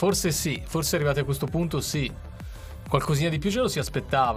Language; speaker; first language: Italian; native; Italian